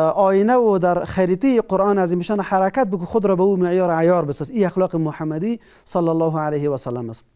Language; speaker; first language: Persian; native; Persian